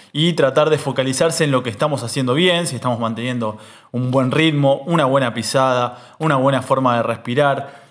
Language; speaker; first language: Spanish; native; Spanish